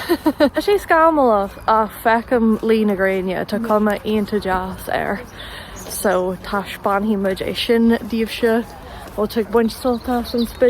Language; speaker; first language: Irish; non-native, local second language; English